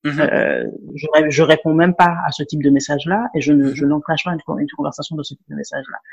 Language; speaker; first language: French; non-native, local second language; Wolof